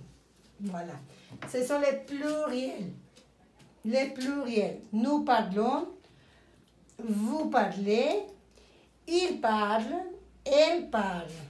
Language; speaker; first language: French; non-native, fluent; Spanish